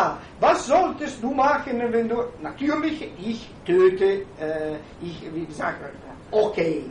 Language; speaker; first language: German; non-native, fluent; Italian